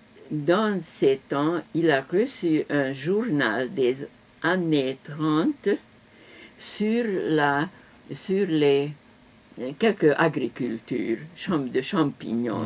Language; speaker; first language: French; non-native, fluent; Hungarian